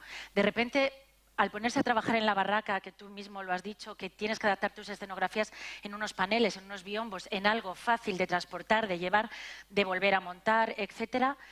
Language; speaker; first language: Spanish; native; Spanish